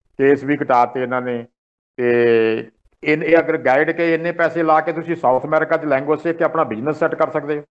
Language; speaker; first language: Punjabi; native; Punjabi